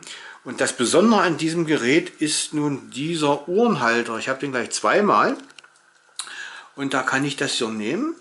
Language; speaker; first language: German; native; German